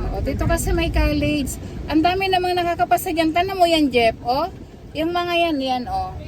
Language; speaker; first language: Filipino; native; Filipino